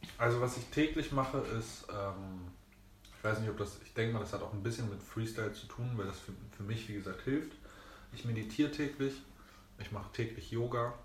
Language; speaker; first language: German; early bilingual, other home language; Greek